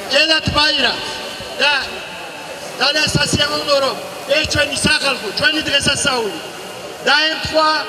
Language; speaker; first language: Georgian; non-native, local second language; Azerbaijani